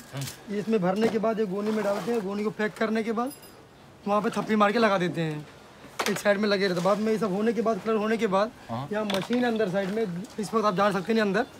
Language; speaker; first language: Hindi; native; Hindi